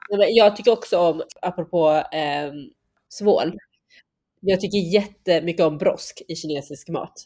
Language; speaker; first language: Swedish; early bilingual, other home language; Chinese